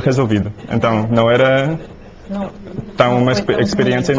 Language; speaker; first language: Portuguese; non-native, learner; English